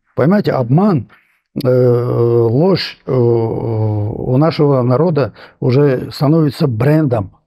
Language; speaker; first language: Russian; non-native, local second language; Armenian